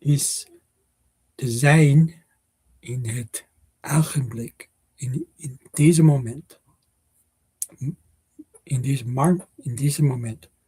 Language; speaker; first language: Dutch; non-native, learner; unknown